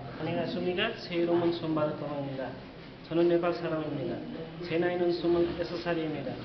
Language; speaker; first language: Korean; non-native, learner; Nepali